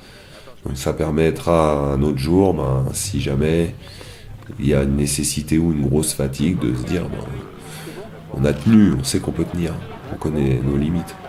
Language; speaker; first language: French; native; French